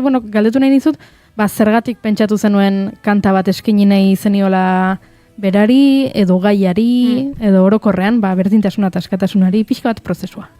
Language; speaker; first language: Basque; native; Basque